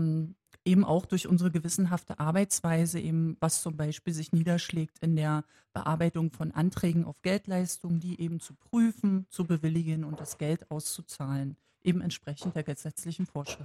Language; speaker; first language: German; native; German